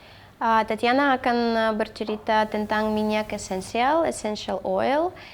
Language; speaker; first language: Indonesian; non-native, fluent; Russian